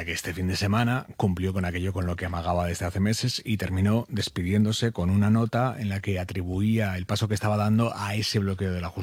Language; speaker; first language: Spanish; native; Spanish